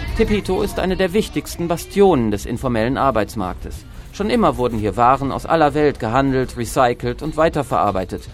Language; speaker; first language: German; native; German